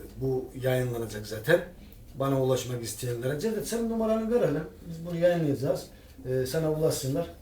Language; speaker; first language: Turkish; native; Turkish